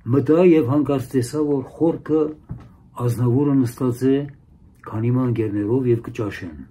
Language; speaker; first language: Armenian; early bilingual, heritage; Armenian